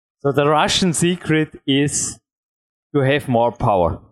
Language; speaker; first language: English; non-native, fluent; German